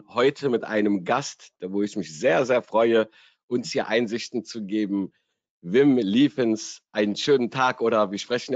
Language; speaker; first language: German; native; German